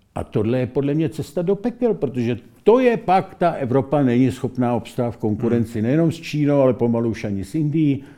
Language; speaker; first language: Czech; native; Czech